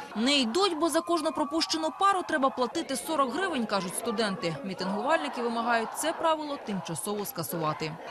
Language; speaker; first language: Ukrainian; native; Ukrainian